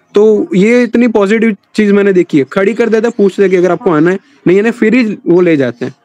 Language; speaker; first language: Hindi; non-native, local second language; Gujarati